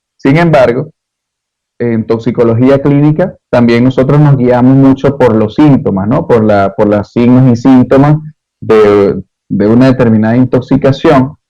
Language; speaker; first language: Spanish; native; Spanish